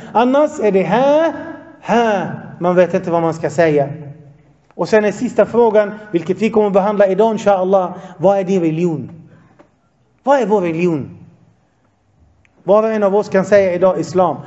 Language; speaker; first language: Swedish; non-native, fluent; Arabic